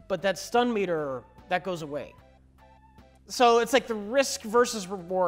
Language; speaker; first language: English; native; English